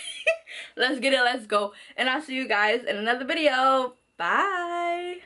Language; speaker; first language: English; native; English